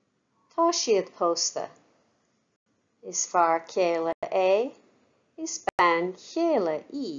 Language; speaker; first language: Irish; non-native, fluent; English